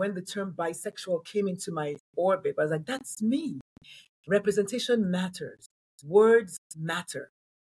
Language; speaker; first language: English; non-native, local second language; Igbo